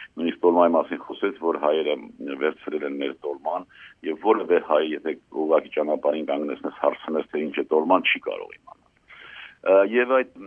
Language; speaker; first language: Armenian; native; Armenian